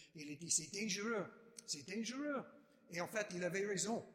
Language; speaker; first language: French; non-native, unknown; English